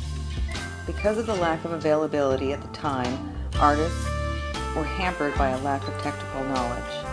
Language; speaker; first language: English; native; English